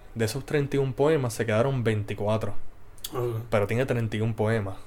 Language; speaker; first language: Spanish; native; Spanish